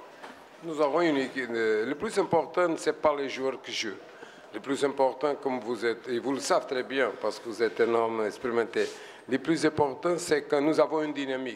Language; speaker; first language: French; non-native, fluent; Portuguese